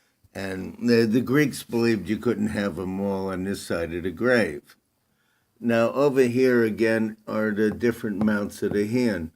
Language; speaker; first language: English; native; English